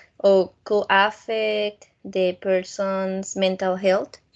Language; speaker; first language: English; non-native, fluent; Spanish